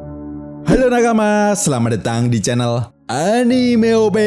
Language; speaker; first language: Indonesian; native; Indonesian